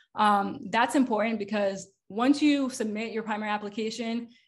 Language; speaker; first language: English; native; English